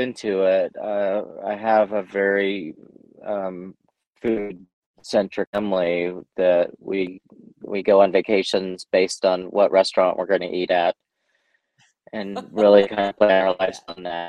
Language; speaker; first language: English; native; English